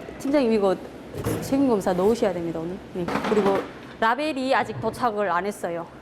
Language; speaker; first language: Korean; native; Korean